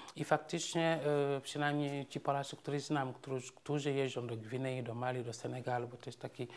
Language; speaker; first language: Polish; non-native, fluent; Serer